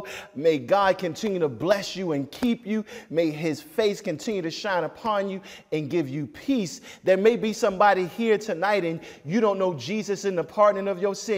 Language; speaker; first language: English; native; English